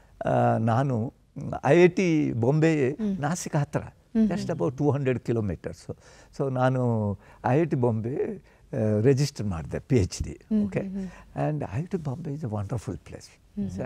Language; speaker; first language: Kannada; non-native, fluent; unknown